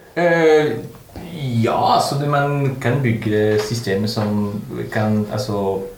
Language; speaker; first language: Norwegian; non-native, fluent; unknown